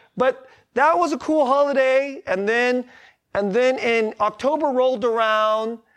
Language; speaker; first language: English; early bilingual, other home language; Korean